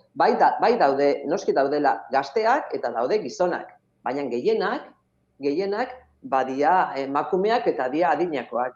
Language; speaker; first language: Basque; non-native, local second language; Spanish